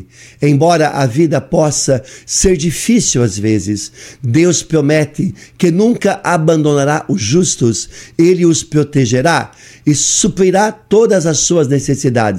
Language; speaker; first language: Portuguese; native; Portuguese